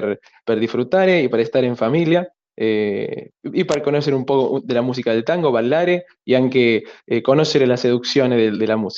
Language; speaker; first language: Italian; non-native, learner; Spanish